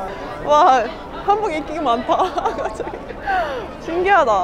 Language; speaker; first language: Korean; non-native, fluent; Estonian